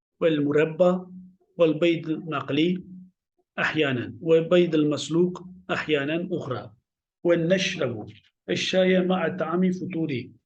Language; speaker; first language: Arabic; non-native, fluent; Turkish